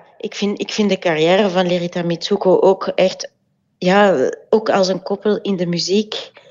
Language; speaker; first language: Dutch; native; Dutch